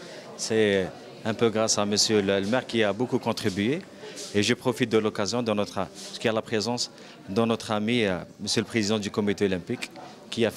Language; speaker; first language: French; non-native, local second language; Arabic